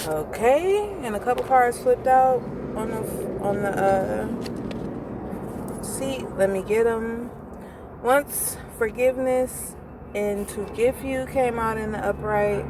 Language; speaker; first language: English; native; English